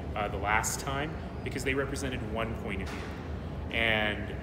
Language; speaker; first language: English; native; English